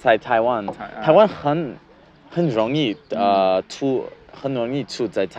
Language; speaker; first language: Chinese; non-native, learner; English